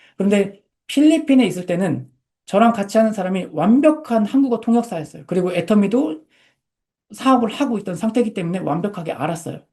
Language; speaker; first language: Korean; native; Korean